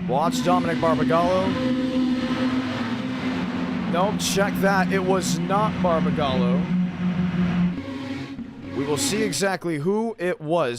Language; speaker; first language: English; native; English